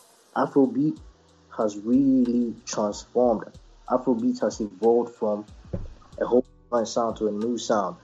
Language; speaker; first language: English; non-native, local second language; Akan